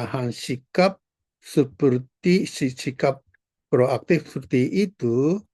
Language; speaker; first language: Indonesian; non-native, fluent; Japanese